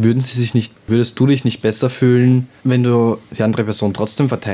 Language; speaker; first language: German; native; German